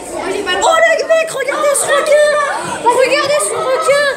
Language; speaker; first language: French; native; French